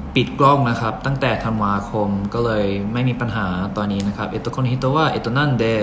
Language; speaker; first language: Thai; early bilingual, other home language; English